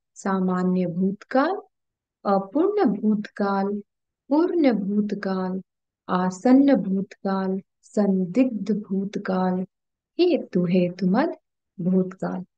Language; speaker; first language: Hindi; native; Hindi